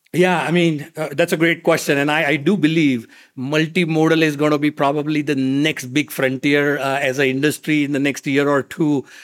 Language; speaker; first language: English; non-native, local second language; Marathi